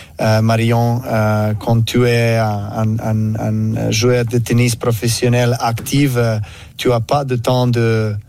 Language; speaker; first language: French; non-native, learner; Serbian